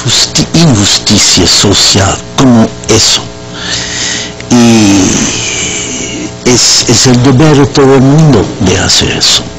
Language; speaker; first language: Spanish; non-native, learner; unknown